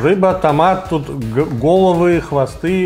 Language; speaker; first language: Russian; native; Russian